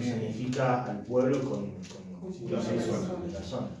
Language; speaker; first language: Spanish; native; Spanish